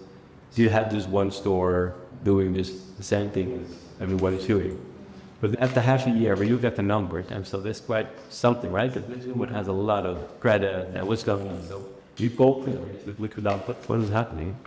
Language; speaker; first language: English; non-native, fluent; Dutch